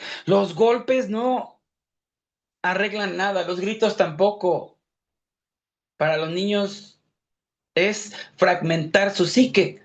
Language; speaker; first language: Spanish; native; Spanish